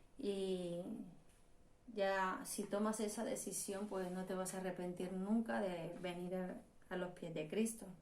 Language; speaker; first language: Spanish; native; Spanish